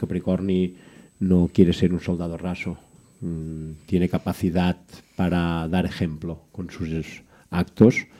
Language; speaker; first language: Spanish; non-native, local second language; Catalan